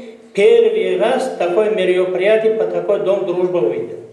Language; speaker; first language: Russian; non-native, learner; Tajik